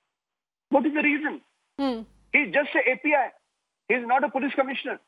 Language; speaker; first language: English; non-native, local second language; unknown